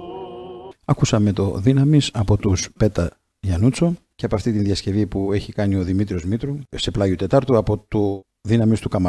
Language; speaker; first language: Greek; native; Greek